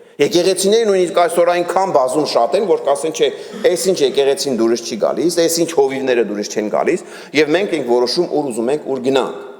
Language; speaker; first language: Armenian; native; Armenian